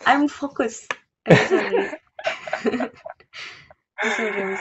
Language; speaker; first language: English; non-native, learner; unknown